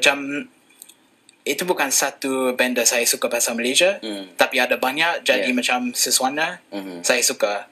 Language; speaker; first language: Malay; non-native, fluent; English